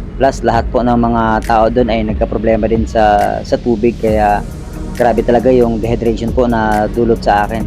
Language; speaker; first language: Filipino; native; Filipino